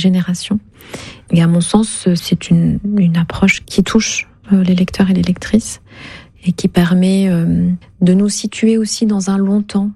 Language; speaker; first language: French; non-native, local second language; Kinyarwanda